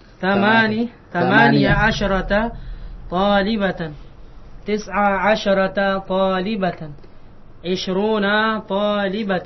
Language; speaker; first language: Arabic; non-native, learner; Indonesian